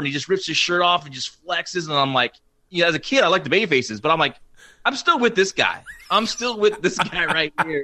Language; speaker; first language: English; native; English